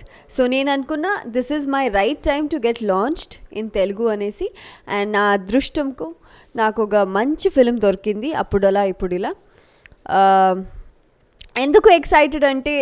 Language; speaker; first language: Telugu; non-native, local second language; Kannada